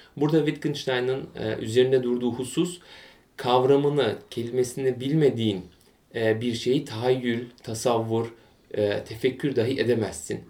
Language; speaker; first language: Turkish; early bilingual, heritage; Turkish